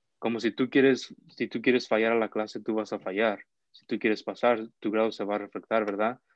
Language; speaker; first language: Spanish; early bilingual, heritage; Spanish